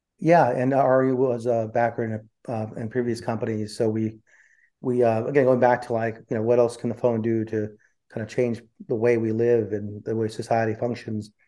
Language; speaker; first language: English; early bilingual, other home language; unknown